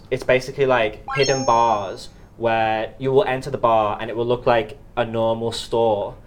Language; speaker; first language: English; native; English